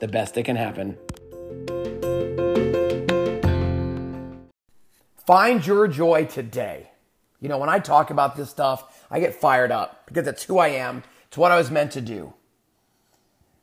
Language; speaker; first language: English; native; English